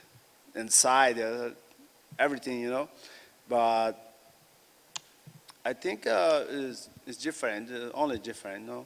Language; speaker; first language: English; non-native, learner; Portuguese